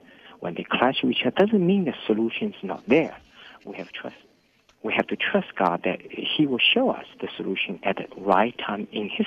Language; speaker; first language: English; non-native, fluent; Chinese